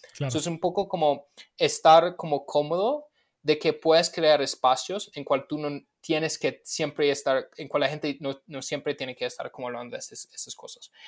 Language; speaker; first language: Spanish; non-native, fluent; English